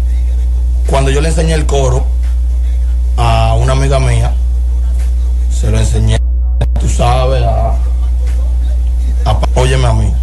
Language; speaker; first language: Spanish; native; Spanish